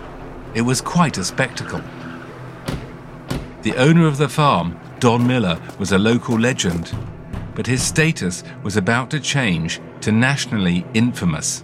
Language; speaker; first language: English; native; English